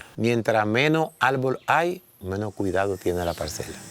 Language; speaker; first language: Spanish; native; Spanish